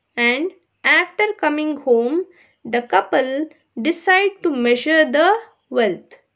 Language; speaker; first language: English; non-native, local second language; Kannada